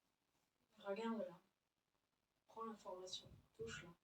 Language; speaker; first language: French; native; French